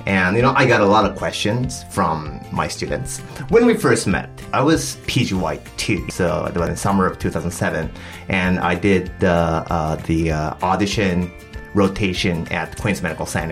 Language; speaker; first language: English; non-native, fluent; Japanese